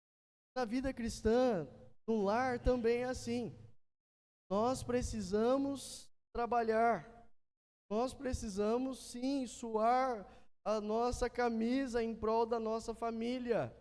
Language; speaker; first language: Portuguese; native; Portuguese